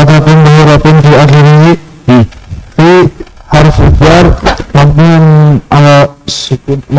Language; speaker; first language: Arabic; non-native, learner; Indonesian